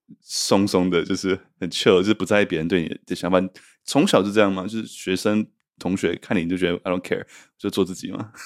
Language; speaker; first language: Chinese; native; Chinese